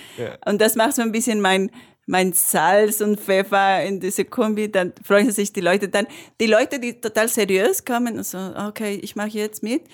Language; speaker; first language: German; non-native, fluent; Spanish